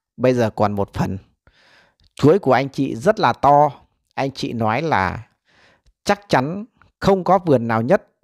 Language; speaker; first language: Vietnamese; native; Vietnamese